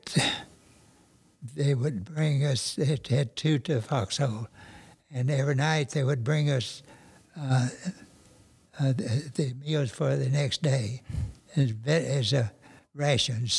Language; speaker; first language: English; native; English